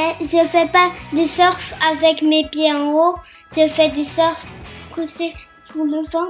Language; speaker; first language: French; early bilingual, heritage; French